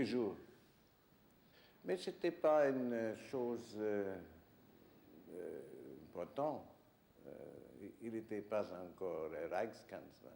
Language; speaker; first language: French; non-native, fluent; German